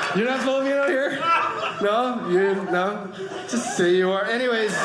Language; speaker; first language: English; native; English